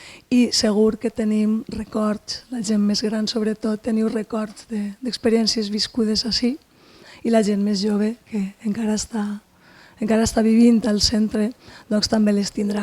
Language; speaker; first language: Catalan; native; Catalan